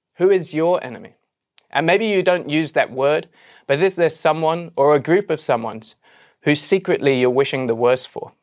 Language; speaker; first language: English; native; English